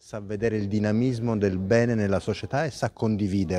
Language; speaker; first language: Italian; non-native, fluent; Portuguese